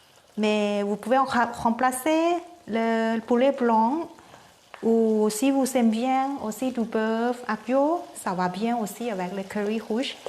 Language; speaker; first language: French; non-native, learner; Thai